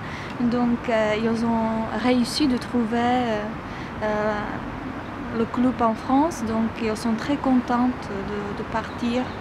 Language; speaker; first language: French; non-native, fluent; Czech